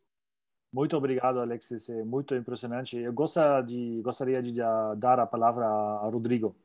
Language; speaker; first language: Portuguese; non-native, learner; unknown